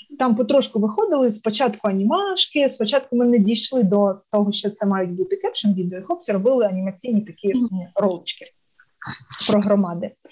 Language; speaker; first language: Ukrainian; non-native, local second language; Russian